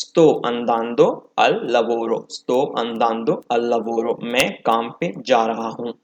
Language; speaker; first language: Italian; non-native, fluent; Urdu